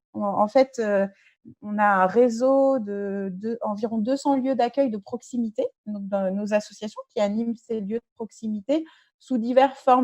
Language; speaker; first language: French; native; French